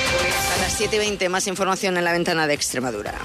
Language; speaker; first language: Spanish; native; Spanish